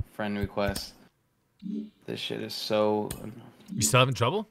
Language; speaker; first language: English; native; English